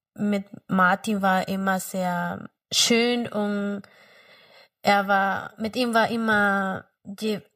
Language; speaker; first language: German; non-native, fluent; Spanish